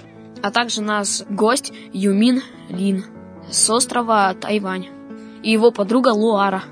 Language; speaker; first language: Russian; native; Russian